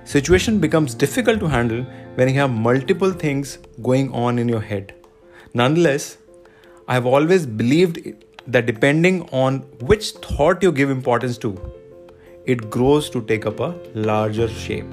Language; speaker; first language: English; non-native, local second language; Hindi